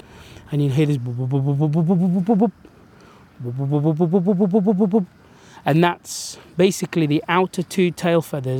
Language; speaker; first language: English; early bilingual, other home language; Arabic